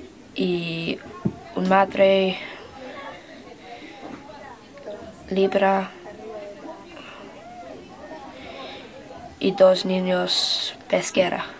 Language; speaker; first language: Spanish; non-native, learner; English